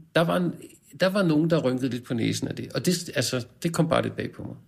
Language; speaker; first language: Danish; native; Danish